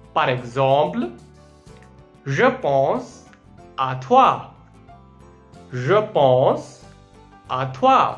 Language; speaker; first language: French; non-native, fluent; Hindi